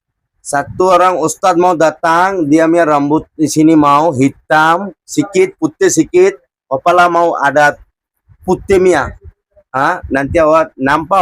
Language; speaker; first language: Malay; non-native, fluent; Bangla